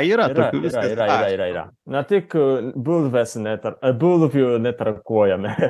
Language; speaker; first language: Lithuanian; non-native, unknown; Japanese